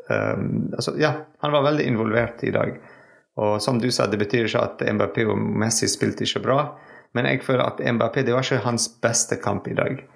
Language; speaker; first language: Norwegian; non-native, fluent; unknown